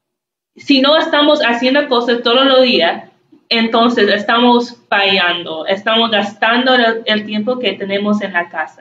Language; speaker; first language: Spanish; non-native, learner; English